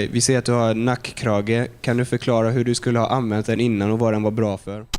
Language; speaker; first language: Swedish; native; Swedish